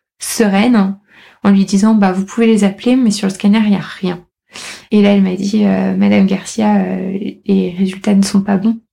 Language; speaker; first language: French; native; French